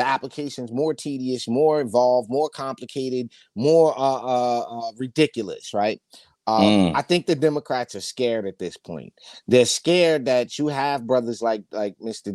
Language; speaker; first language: English; native; English